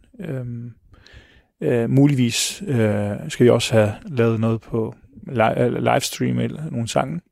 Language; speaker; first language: Danish; early bilingual, other home language; Arabic